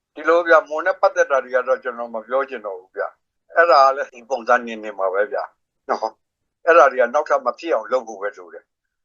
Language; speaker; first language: Burmese; non-native, local second language; S'gaw Karen